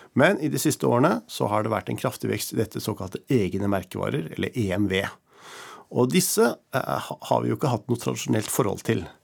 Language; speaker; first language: Norwegian; native; Norwegian